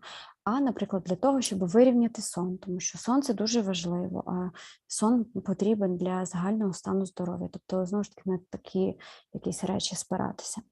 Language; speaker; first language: Ukrainian; native; Ukrainian